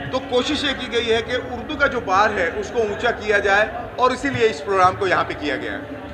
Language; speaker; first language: Hindi; native; Hindi